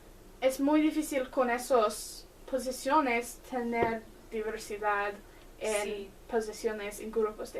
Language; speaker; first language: Spanish; non-native, learner; English